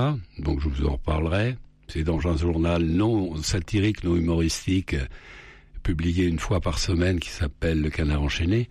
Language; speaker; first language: French; native; French